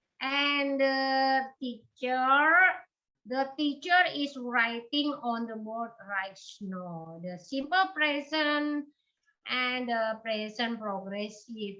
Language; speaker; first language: English; non-native, learner; Indonesian